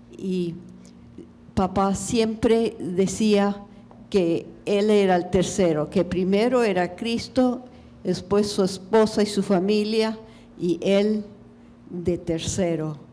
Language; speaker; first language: Spanish; early bilingual, heritage; English